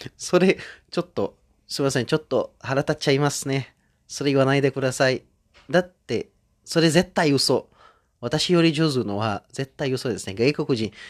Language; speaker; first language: Japanese; non-native, fluent; Indonesian